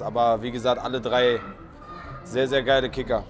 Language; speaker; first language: German; native; German